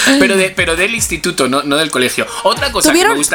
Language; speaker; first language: Spanish; native; Spanish